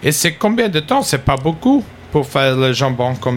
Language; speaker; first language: French; non-native, learner; English